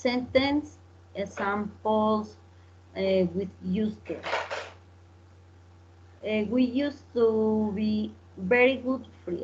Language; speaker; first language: English; non-native, learner; Spanish